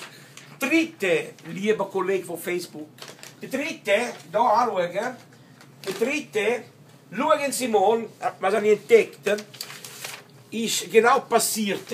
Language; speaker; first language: German; non-native, learner; Italian